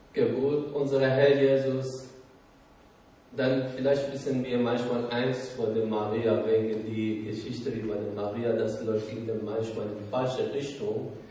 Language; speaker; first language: German; non-native, learner; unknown